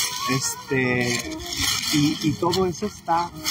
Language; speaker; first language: Spanish; native; Spanish